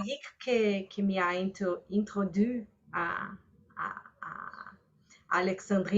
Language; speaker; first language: French; non-native, learner; Portuguese